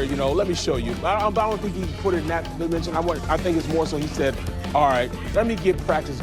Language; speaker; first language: English; native; English